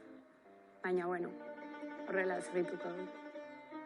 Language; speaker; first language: Basque; non-native, local second language; Spanish